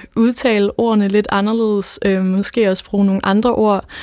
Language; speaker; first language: Danish; native; Danish